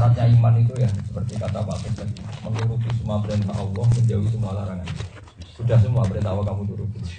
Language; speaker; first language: Indonesian; native; Indonesian